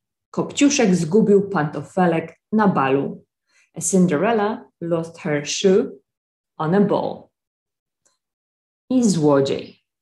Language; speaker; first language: Polish; native; Polish